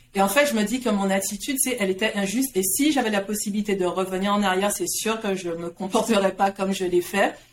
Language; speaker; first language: French; native; French